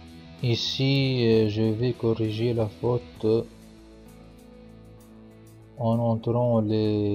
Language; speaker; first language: French; non-native, local second language; Arabic